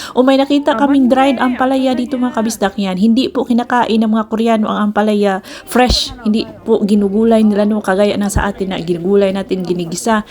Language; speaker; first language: Filipino; non-native, local second language; Cebuano